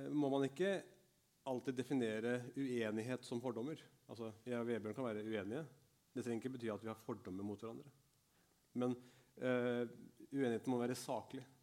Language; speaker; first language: Norwegian; early bilingual, other home language; Urdu